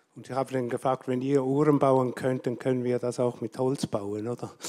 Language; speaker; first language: English; non-native, learner; German